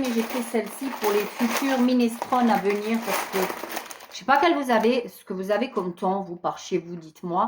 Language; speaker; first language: French; native; French